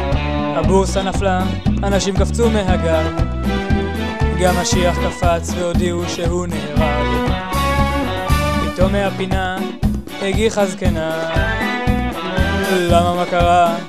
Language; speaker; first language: Hebrew; native; Hebrew